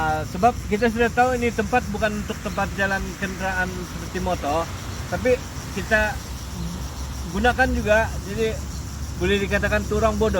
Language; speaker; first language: Malay; native; Malay